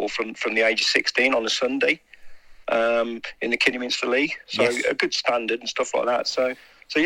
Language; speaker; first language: English; native; English